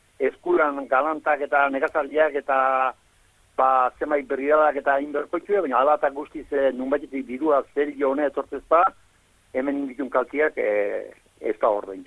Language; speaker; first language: Basque; native; Basque